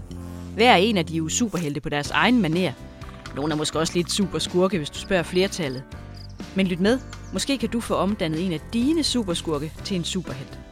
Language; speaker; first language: Danish; native; Danish